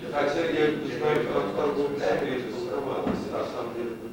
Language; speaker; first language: Russian; native; Russian